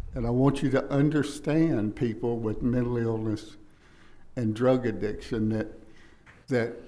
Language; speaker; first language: English; native; English